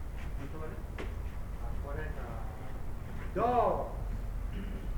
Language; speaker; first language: Spanish; non-native, fluent; English